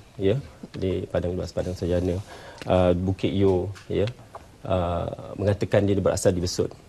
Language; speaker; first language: Malay; native; Malay